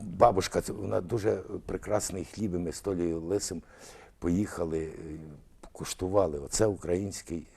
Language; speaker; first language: Ukrainian; early bilingual, other home language; Russian